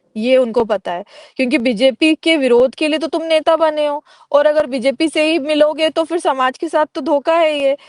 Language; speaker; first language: Hindi; native; Hindi